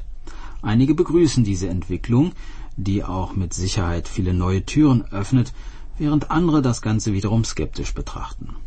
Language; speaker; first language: German; native; German